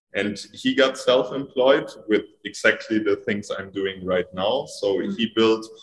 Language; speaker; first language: English; non-native, fluent; German